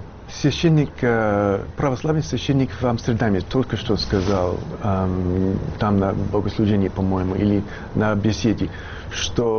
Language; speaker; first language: Russian; non-native, fluent; English